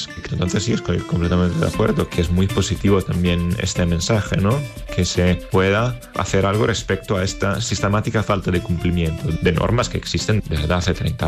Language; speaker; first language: Spanish; native; Spanish